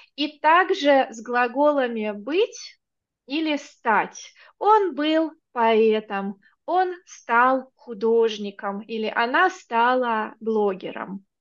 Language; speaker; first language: Russian; native; Russian